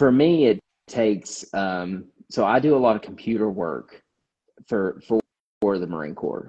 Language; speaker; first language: English; native; English